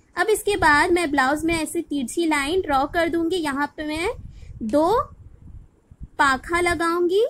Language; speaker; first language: Hindi; non-native, local second language; Bangla